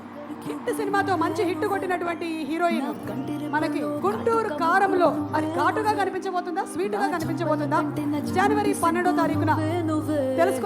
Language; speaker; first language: Telugu; native; Telugu